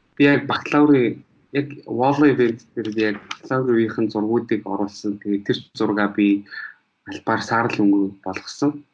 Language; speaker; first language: Mongolian; early bilingual, heritage; Mongolian